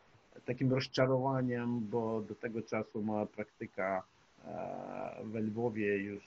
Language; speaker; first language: Polish; non-native, fluent; Ukrainian